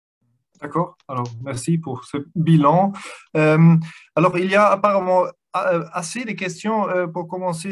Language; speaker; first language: French; non-native, fluent; German